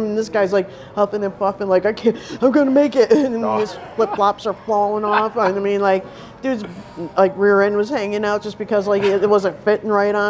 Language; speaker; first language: English; native; English